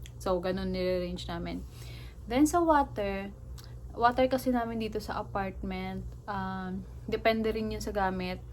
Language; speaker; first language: Filipino; native; Filipino